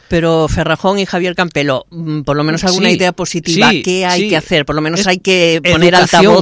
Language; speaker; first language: Spanish; native; Spanish